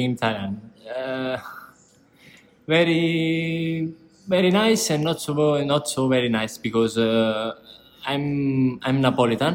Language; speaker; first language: English; non-native, learner; Italian